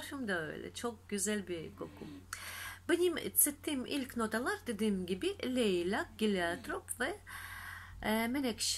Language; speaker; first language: Turkish; non-native, fluent; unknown